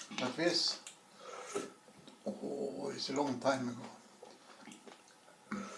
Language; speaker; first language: English; non-native, learner; Swedish